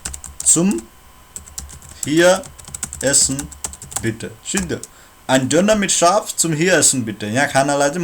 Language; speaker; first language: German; non-native, learner; Nepali